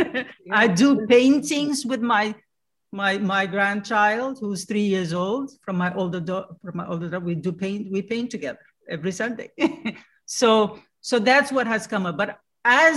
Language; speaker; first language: English; non-native, fluent; Somali